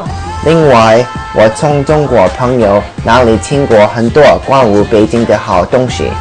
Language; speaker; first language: Chinese; non-native, learner; English